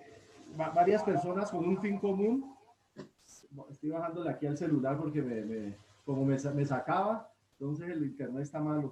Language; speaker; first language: Spanish; native; Spanish